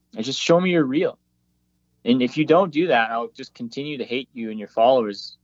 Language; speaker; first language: English; native; English